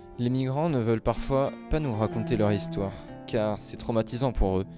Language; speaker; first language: French; native; French